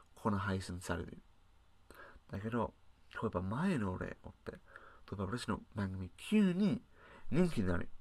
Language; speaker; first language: Japanese; non-native, learner; English